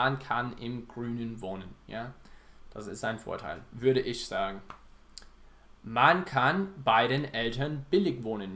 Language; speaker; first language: German; non-native, fluent; English